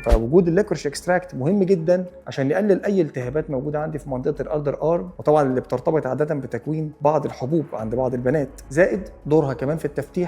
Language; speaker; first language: Arabic; native; Arabic